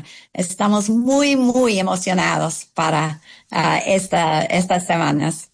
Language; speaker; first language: Spanish; non-native, fluent; English